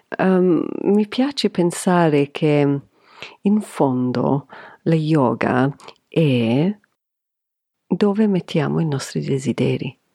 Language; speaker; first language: Italian; non-native, fluent; English